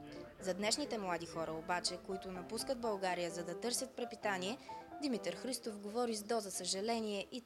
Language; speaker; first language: Bulgarian; native; Bulgarian